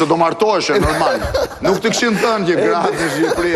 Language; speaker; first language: Albanian; native; Albanian